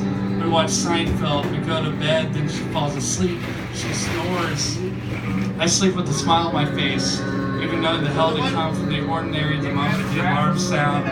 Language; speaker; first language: English; native; English